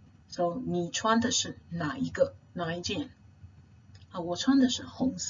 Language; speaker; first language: Chinese; non-native, fluent; English